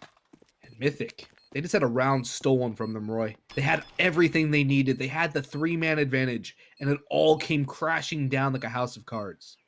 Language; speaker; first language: English; native; English